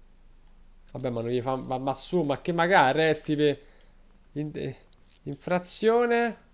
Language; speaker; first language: Italian; native; Italian